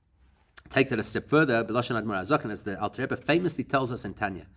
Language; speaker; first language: English; native; English